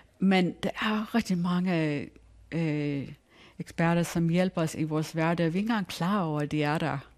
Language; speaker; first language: Danish; non-native, fluent; English